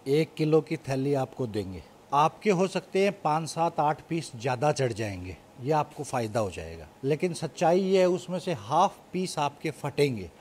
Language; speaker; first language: Hindi; native; Hindi